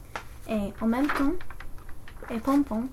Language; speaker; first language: French; non-native, learner; English